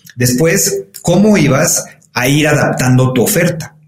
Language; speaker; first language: Spanish; native; Spanish